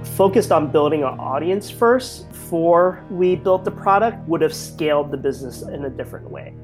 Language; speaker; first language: English; native; English